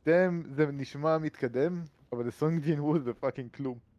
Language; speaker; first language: Hebrew; native; Hebrew